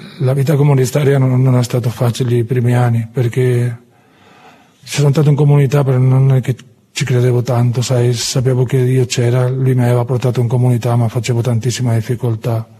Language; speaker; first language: Italian; non-native, fluent; Spanish